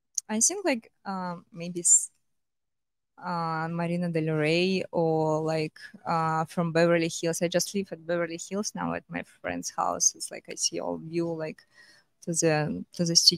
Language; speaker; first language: English; non-native, fluent; Russian